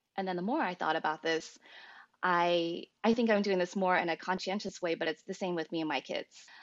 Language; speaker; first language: English; native; English